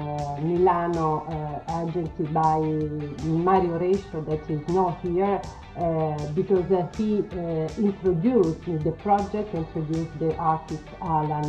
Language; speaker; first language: English; non-native, learner; Italian